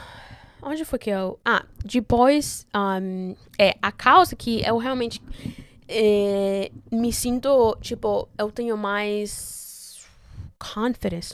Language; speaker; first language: Portuguese; non-native, fluent; Spanish